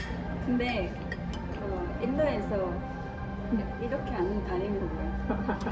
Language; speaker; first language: Korean; non-native, learner; Hindi